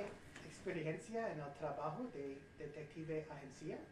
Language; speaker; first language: Spanish; non-native, learner; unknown